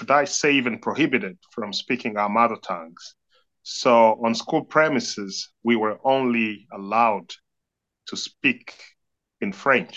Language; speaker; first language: English; non-native, fluent; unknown